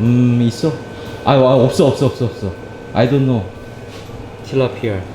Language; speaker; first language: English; non-native, learner; Korean